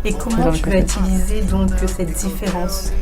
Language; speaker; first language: French; native; French